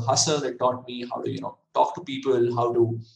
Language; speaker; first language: English; non-native, local second language; Hindi